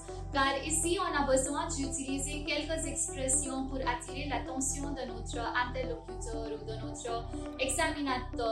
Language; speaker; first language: French; non-native, fluent; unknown